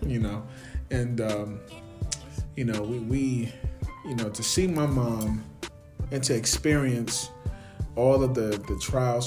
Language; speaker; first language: English; native; English